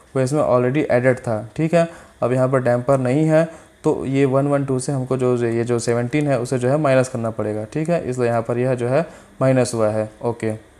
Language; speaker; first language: Hindi; native; Hindi